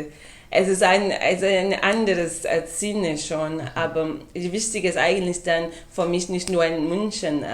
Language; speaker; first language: German; non-native, fluent; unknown